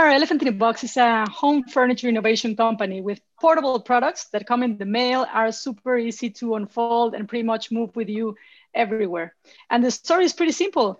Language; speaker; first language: English; non-native, fluent; Spanish